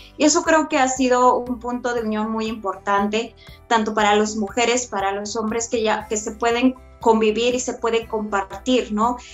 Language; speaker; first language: Spanish; non-native, local second language; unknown